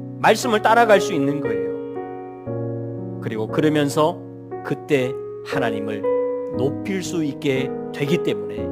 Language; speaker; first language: Korean; native; Korean